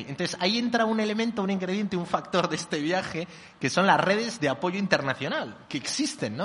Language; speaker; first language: Spanish; native; Spanish